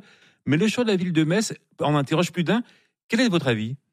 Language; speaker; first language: French; native; French